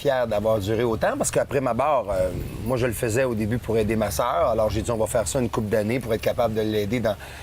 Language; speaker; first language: French; native; French